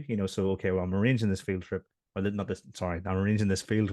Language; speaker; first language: English; native; English